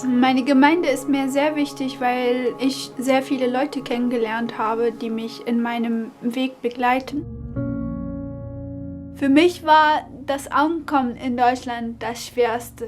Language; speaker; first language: German; non-native, fluent; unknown